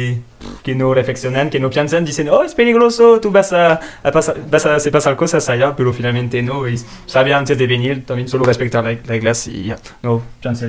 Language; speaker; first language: Spanish; non-native, learner; French